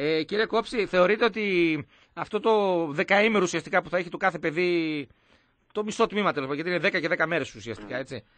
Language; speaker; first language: Greek; native; Greek